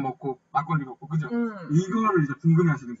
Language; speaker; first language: Korean; native; Korean